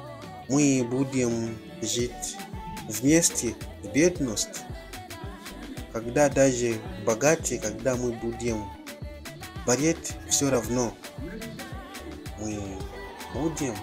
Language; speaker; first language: Russian; non-native, fluent; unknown